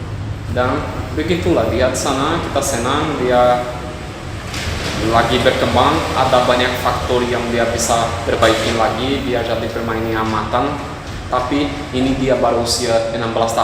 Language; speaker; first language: Indonesian; non-native, fluent; Portuguese